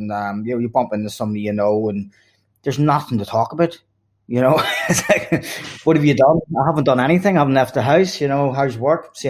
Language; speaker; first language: English; native; English